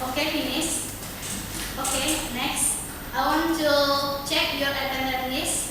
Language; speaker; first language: English; non-native, learner; Indonesian